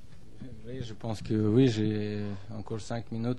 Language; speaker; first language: French; non-native, learner; Russian